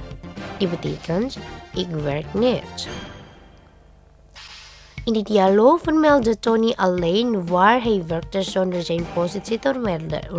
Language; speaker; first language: Dutch; non-native, learner; Indonesian